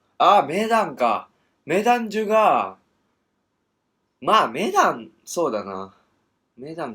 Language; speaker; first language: Indonesian; non-native, learner; Japanese